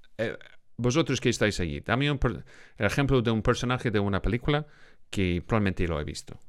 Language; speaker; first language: Spanish; non-native, fluent; English